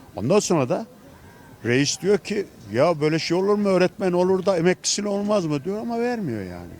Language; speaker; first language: Turkish; native; Turkish